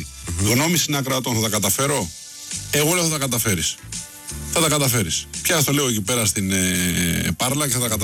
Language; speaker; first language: Greek; native; Greek